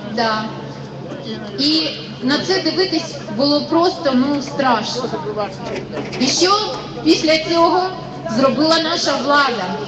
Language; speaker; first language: Ukrainian; non-native, local second language; Russian